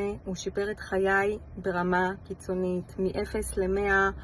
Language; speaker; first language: Hebrew; native; Hebrew